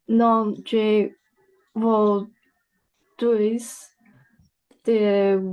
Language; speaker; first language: French; non-native, learner; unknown